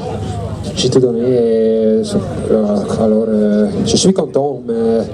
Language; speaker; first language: French; non-native, learner; Dutch